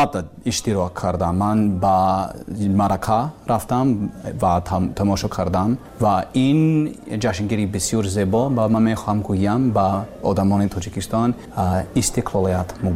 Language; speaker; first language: Persian; non-native, learner; English